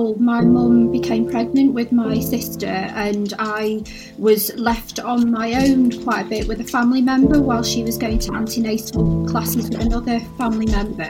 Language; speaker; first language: English; native; English